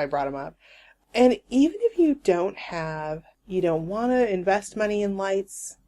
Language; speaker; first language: English; native; English